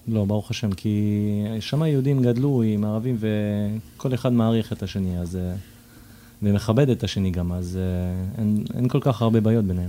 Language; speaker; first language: Hebrew; non-native, fluent; French